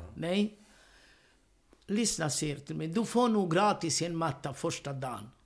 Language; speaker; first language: Swedish; non-native, learner; Romany